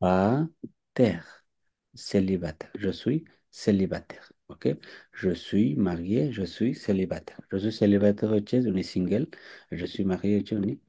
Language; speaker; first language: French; non-native, fluent; Bangla